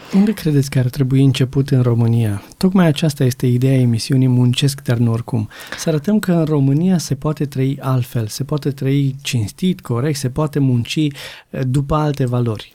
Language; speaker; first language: Romanian; native; Romanian